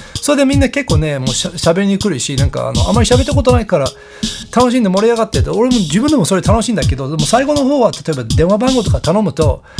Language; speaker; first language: Japanese; non-native, fluent; English